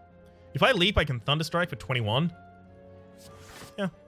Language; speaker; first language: English; native; English